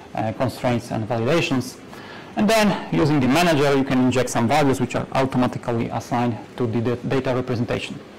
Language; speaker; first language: English; non-native, fluent; Polish